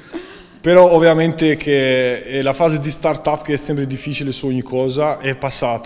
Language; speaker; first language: Italian; non-native, fluent; Albanian